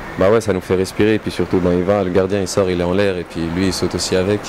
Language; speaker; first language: French; native; French